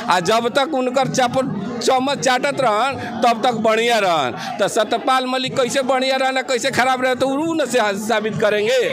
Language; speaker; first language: Hindi; native; Hindi